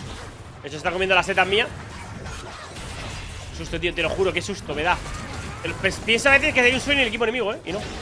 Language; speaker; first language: Spanish; native; Spanish